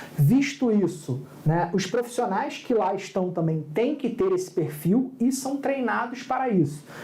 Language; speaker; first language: Portuguese; native; Portuguese